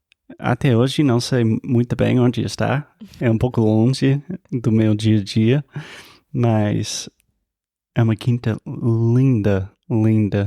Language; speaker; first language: Portuguese; non-native, fluent; English